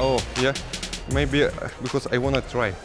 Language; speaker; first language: English; non-native, learner; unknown